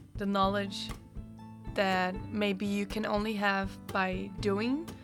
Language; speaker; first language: English; non-native, fluent; Portuguese